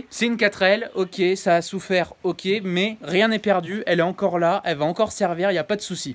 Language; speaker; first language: French; native; French